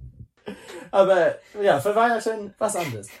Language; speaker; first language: German; non-native, learner; English